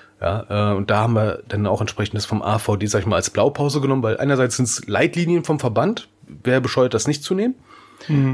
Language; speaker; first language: German; native; German